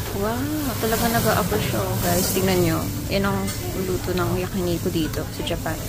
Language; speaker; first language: Filipino; native; Filipino